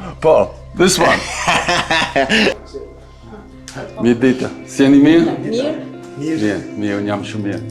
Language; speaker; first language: Albanian; non-native, learner; English